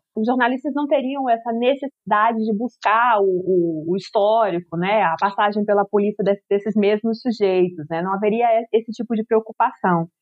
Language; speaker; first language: Portuguese; native; Portuguese